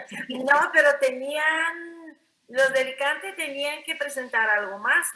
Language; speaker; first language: Spanish; non-native, fluent; Bulgarian